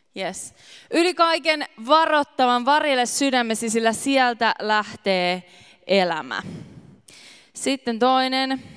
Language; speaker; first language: Finnish; native; Finnish